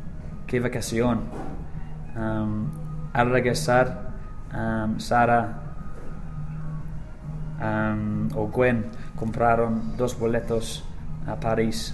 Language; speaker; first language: Spanish; non-native, learner; English